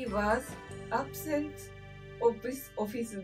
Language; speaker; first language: English; non-native, learner; Japanese